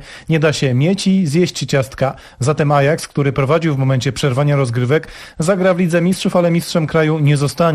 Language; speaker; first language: Polish; native; Polish